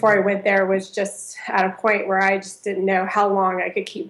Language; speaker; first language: English; native; English